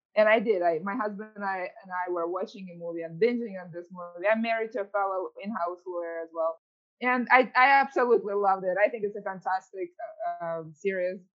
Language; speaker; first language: English; early bilingual, other home language; Ukrainian